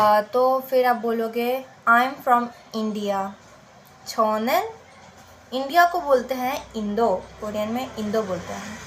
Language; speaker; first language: Hindi; native; Hindi